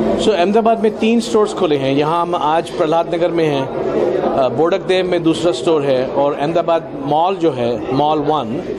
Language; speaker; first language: Hindi; native; Hindi